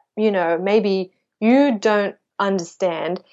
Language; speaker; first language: English; native; English